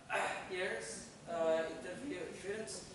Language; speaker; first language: English; non-native, fluent; Indonesian